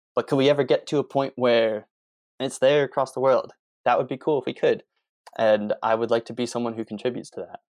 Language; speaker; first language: English; native; English